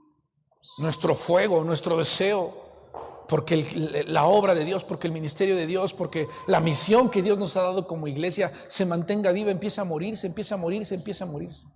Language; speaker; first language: Spanish; native; Spanish